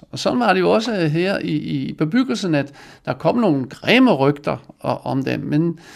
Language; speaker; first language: Danish; non-native, fluent; Dutch